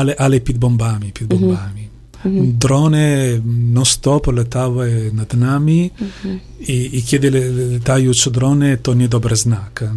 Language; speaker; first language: Ukrainian; non-native, learner; Italian